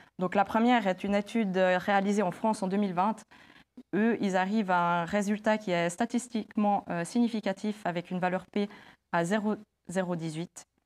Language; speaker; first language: French; native; French